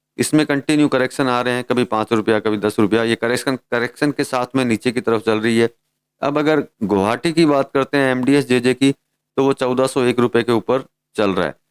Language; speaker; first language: Hindi; native; Hindi